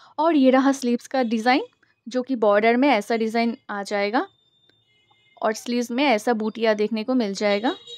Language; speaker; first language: Hindi; non-native, local second language; Bangla